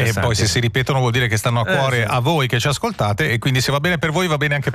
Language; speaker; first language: Italian; native; Italian